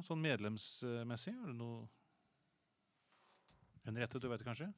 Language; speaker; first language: Norwegian; native; Norwegian